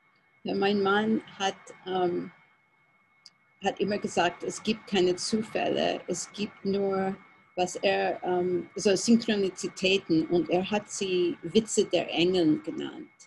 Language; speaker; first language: German; non-native, fluent; English